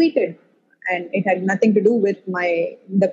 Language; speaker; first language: English; non-native, local second language; Tamil